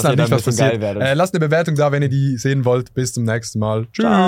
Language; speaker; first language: German; native; German